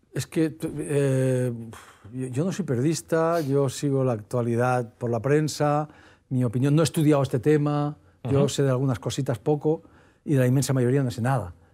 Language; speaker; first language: Spanish; native; Spanish